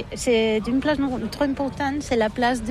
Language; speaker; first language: French; non-native, learner; Catalan